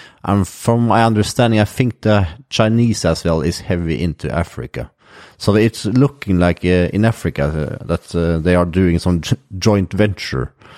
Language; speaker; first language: English; non-native, fluent; Norwegian